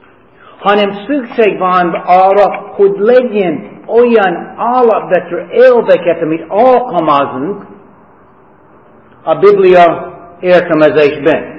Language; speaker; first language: Hungarian; non-native, fluent; English